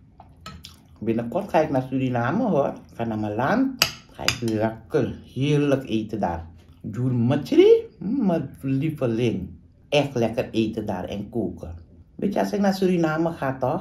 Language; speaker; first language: Dutch; non-native, local second language; Caribbean Hindustani